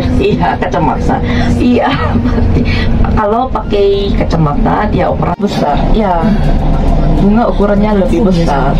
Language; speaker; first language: Indonesian; non-native, fluent; Korean